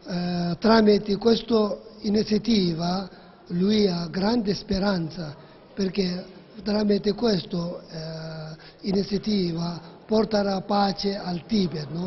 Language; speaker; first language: Italian; non-native, learner; Tibetan